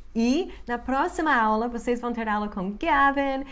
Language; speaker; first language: Portuguese; non-native, fluent; English